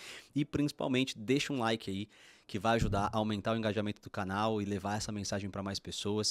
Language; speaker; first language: Portuguese; native; Portuguese